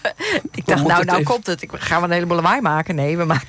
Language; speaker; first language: Dutch; native; Dutch